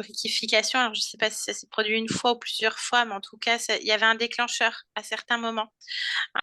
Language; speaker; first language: French; native; French